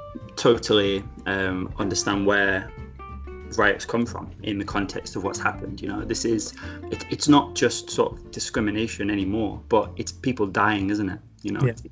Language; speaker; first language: English; native; English